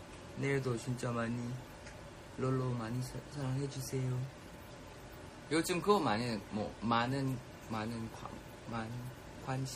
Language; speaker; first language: Korean; non-native, fluent; Thai